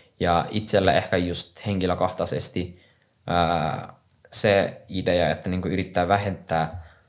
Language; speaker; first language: Finnish; non-native, fluent; Somali